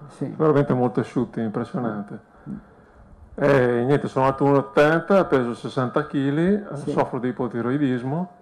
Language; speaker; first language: Italian; native; Italian